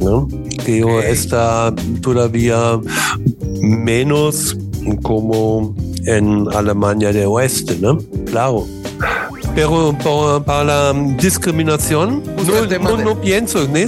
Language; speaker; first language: Spanish; non-native, learner; German